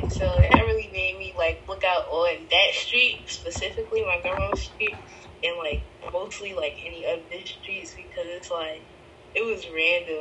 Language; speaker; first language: English; native; English